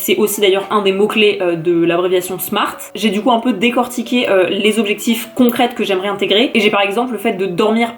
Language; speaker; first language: French; native; French